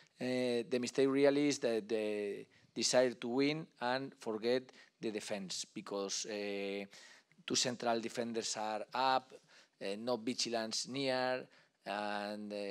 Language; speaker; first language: English; non-native, learner; Spanish